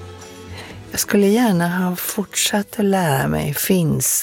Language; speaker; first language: Swedish; native; Swedish